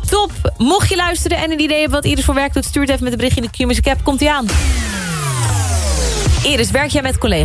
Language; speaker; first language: Dutch; native; Dutch